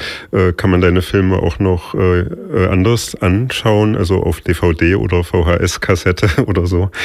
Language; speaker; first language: German; native; German